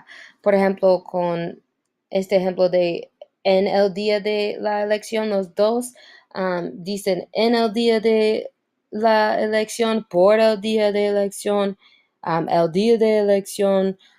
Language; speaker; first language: Spanish; non-native, learner; English